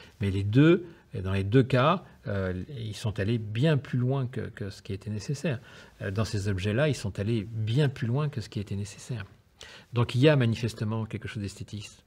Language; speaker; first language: French; native; French